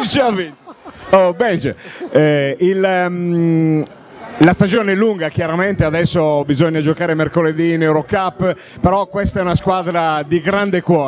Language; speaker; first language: Italian; native; Italian